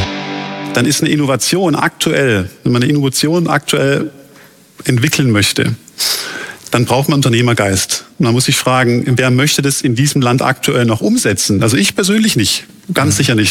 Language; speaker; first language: German; native; German